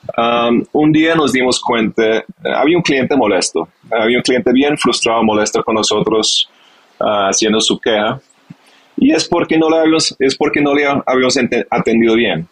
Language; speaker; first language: Spanish; non-native, fluent; English